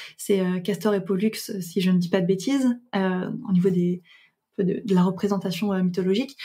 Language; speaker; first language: French; native; French